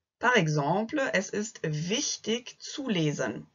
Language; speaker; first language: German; non-native, fluent; French